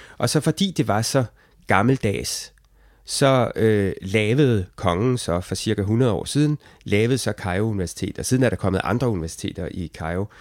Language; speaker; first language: Danish; native; Danish